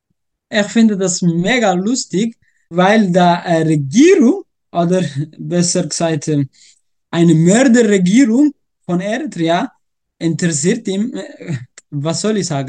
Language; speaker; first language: German; non-native, learner; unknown